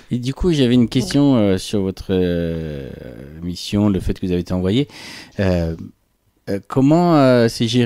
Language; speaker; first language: French; native; French